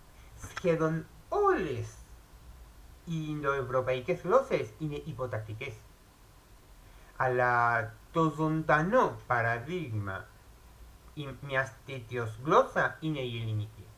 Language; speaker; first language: Greek; non-native, learner; Spanish